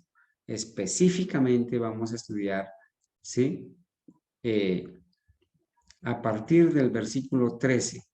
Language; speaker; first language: Spanish; native; Spanish